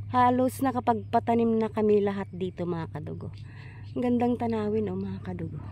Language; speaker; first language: Filipino; non-native, local second language; Iloko